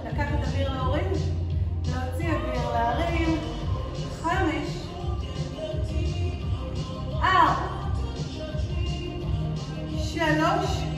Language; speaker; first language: Hebrew; native; Hebrew